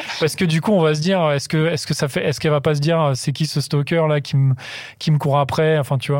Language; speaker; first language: French; native; French